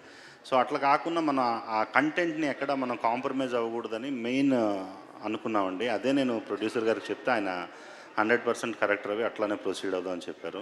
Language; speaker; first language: Telugu; native; Telugu